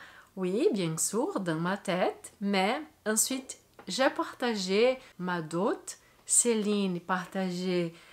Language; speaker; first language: French; non-native, learner; Portuguese